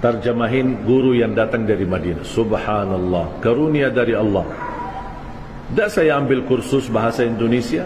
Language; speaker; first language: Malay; non-native, fluent; Arabic